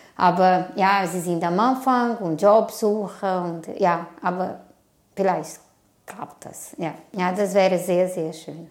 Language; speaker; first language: German; non-native, fluent; Portuguese